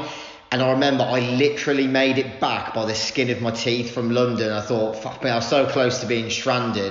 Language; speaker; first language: English; native; English